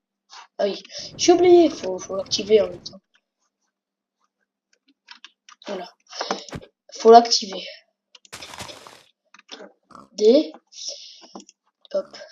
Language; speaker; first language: French; native; French